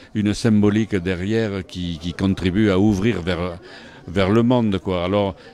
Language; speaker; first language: French; native; French